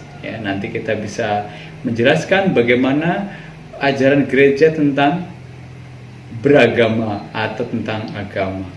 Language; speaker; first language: Indonesian; native; Indonesian